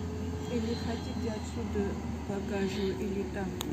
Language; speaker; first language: Russian; non-native, local second language; Armenian